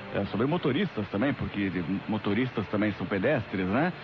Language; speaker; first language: Portuguese; native; Portuguese